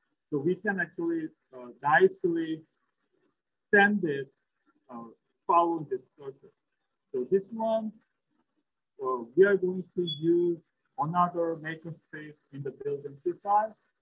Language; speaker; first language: English; non-native, fluent; Korean